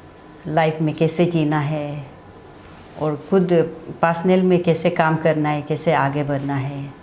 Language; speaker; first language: Hindi; non-native, local second language; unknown